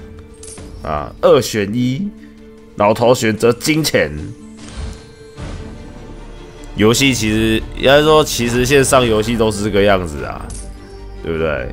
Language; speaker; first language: Chinese; native; Chinese